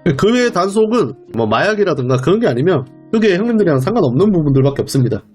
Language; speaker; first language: Korean; native; Korean